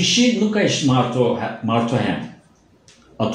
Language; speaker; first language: Albanian; non-native, learner; Turkish